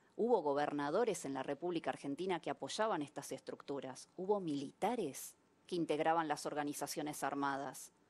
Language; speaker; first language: Spanish; native; Spanish